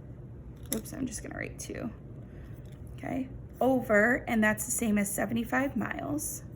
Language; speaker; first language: English; native; English